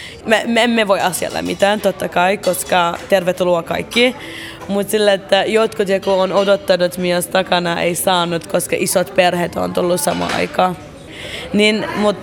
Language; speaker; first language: Finnish; early bilingual, other home language; Arabic